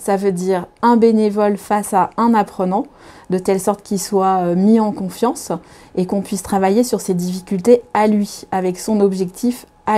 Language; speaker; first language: French; native; French